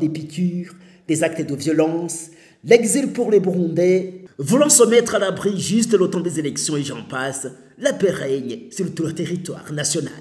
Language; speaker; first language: French; non-native, local second language; Rundi